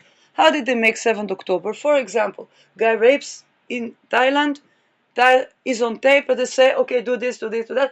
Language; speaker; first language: English; non-native, fluent; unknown